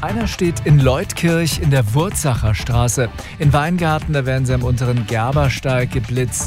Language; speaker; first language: German; native; German